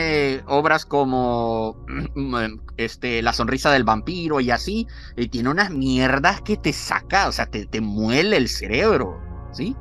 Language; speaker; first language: Spanish; native; Spanish